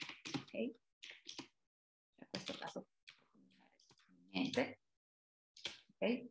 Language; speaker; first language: Italian; non-native, fluent; Spanish